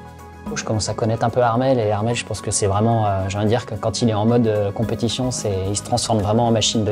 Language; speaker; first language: French; native; French